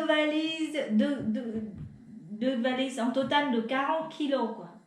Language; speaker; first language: French; non-native, fluent; Vietnamese